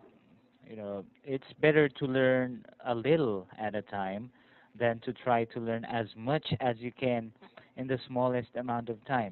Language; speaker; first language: English; non-native, fluent; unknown